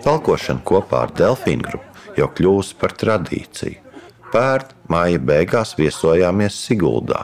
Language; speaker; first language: Latvian; native; Latvian